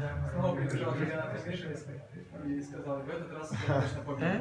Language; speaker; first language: Russian; native; Russian